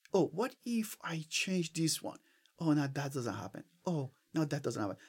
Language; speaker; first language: English; non-native, fluent; Persian